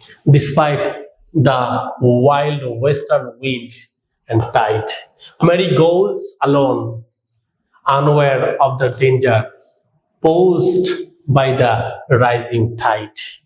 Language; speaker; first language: English; non-native, local second language; Bangla